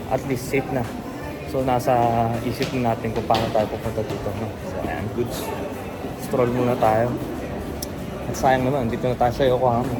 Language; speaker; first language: Filipino; native; Filipino